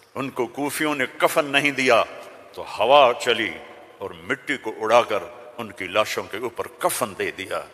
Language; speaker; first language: Urdu; non-native, local second language; Punjabi